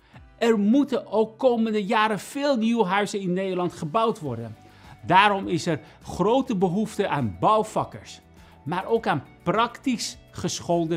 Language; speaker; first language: Dutch; non-native, fluent; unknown